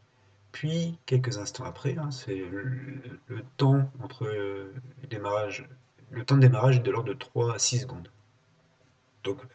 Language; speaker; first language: French; native; French